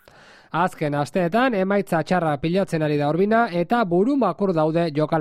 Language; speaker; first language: Basque; native; Basque